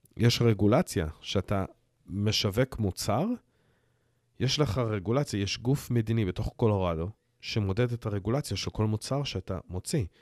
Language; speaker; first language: Hebrew; early bilingual, heritage; Hebrew